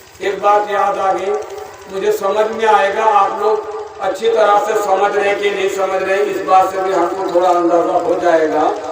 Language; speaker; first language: Urdu; non-native, local second language; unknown